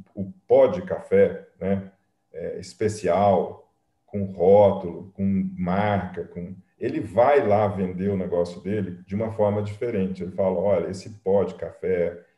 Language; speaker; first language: Portuguese; native; Portuguese